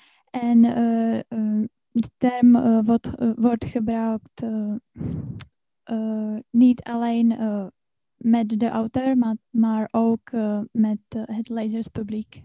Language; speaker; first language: Dutch; non-native, learner; Czech